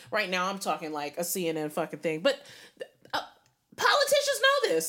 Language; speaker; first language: English; native; English